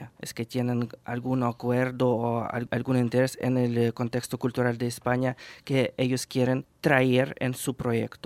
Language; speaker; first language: Spanish; non-native, fluent; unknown